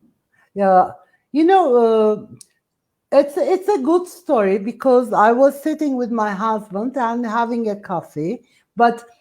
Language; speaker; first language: English; non-native, fluent; Turkish